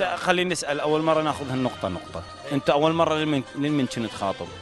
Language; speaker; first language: Arabic; native; Arabic